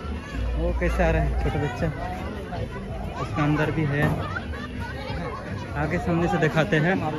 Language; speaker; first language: Hindi; non-native, local second language; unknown